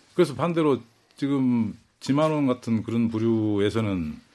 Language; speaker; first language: Korean; native; Korean